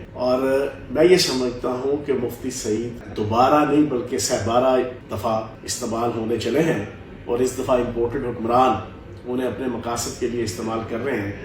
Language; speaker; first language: Urdu; native; Urdu